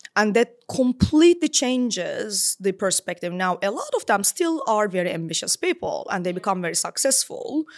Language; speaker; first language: English; non-native, fluent; Turkish